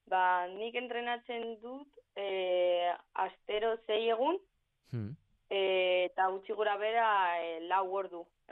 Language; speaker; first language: Basque; non-native, local second language; Spanish